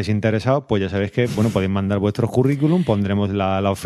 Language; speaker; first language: Spanish; native; Spanish